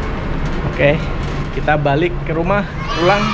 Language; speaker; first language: Indonesian; native; Indonesian